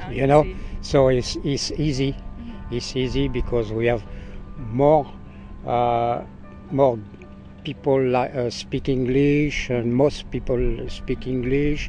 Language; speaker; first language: English; non-native, learner; French